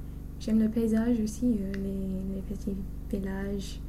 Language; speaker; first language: French; non-native, learner; English